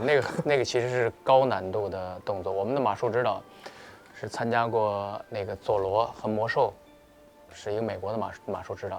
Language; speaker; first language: Chinese; native; Chinese